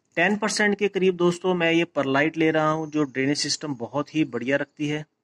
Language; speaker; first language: Hindi; native; Hindi